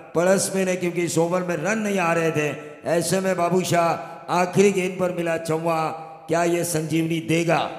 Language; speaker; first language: Hindi; non-native, local second language; Marathi